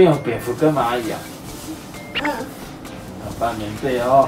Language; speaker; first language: Chinese; native; Chinese